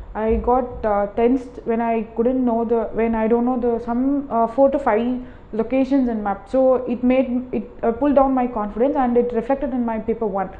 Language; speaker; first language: English; non-native, local second language; Tamil